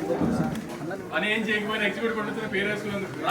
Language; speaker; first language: Telugu; native; Telugu